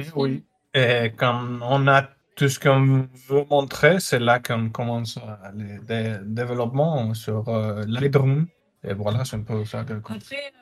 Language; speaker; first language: French; non-native, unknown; Spanish